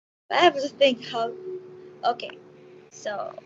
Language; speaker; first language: English; non-native, learner; Chinese